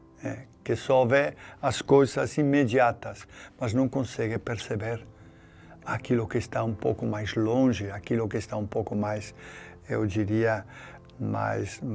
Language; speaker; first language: Portuguese; non-native, fluent; Spanish